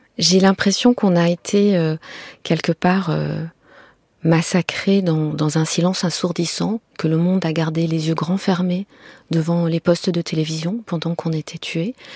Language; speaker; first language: French; non-native, local second language; Kinyarwanda